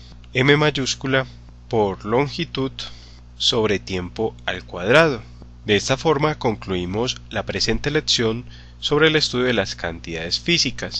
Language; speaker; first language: Spanish; native; Spanish